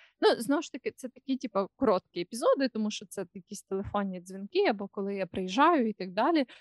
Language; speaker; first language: Ukrainian; non-native, local second language; Russian